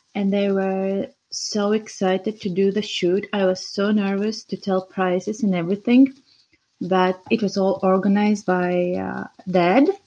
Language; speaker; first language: English; non-native, fluent; Latvian